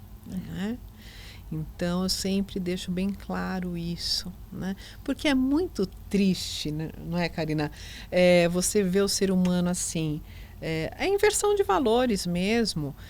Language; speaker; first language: Portuguese; native; Portuguese